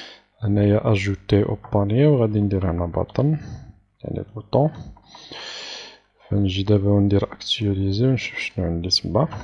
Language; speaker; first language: Arabic; native; Arabic